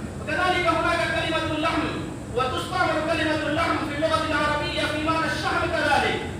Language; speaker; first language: Arabic; non-native, fluent; Urdu